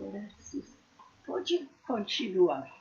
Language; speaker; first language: Portuguese; non-native, fluent; Persian